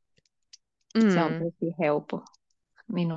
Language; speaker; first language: Finnish; non-native, learner; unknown